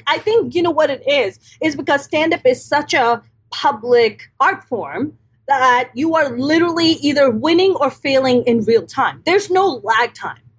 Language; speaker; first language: English; non-native, local second language; Urdu